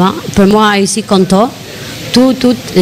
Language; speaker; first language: French; non-native, learner; Albanian